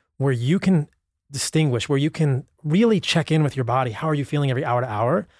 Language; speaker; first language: English; native; English